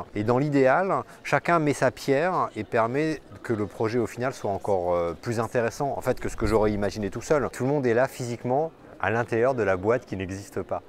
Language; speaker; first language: French; native; French